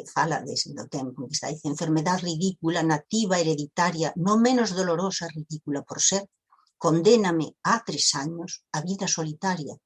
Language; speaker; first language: Spanish; native; Spanish